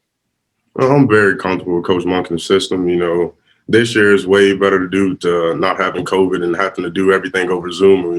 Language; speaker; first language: English; native; English